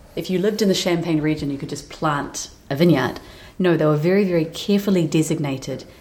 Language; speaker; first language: English; native; English